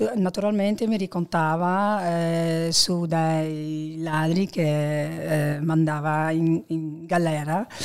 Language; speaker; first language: Italian; non-native, fluent; Dutch